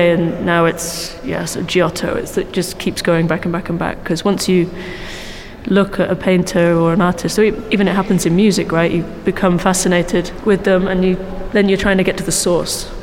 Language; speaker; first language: English; native; English